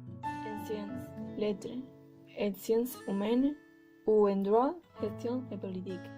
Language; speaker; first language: French; non-native, learner; Spanish